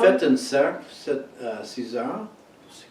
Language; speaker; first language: French; non-native, fluent; English